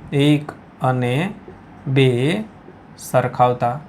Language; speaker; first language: Gujarati; native; Gujarati